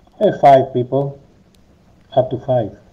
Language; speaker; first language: English; non-native, learner; Greek